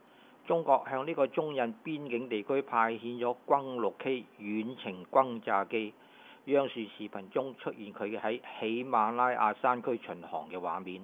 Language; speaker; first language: Chinese; non-native, local second language; Cantonese